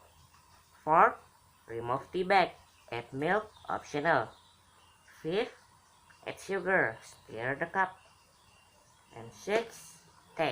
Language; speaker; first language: English; non-native, learner; Indonesian